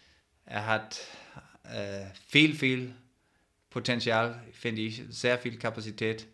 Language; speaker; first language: German; non-native, fluent; Danish